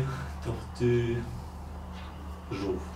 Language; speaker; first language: French; non-native, learner; Polish